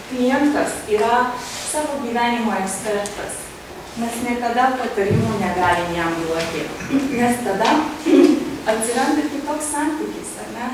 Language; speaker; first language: Lithuanian; non-native, fluent; Hungarian